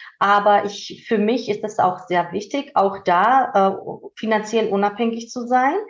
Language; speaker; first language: German; non-native, fluent; Georgian